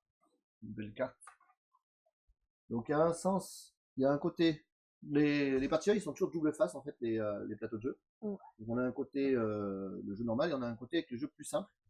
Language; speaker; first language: French; native; French